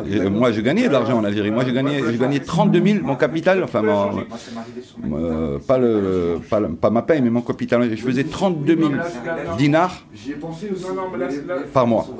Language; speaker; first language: French; non-native, local second language; Arabic